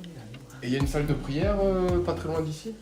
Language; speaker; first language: French; native; French